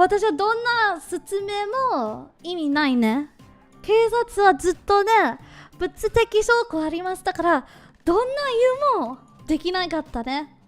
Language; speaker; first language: Japanese; non-native, learner; English